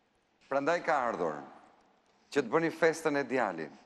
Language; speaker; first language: Albanian; native; Albanian